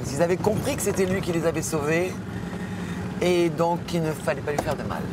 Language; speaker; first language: French; native; French